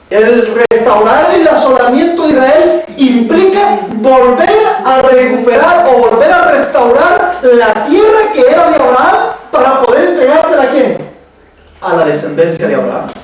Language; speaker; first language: Spanish; native; Spanish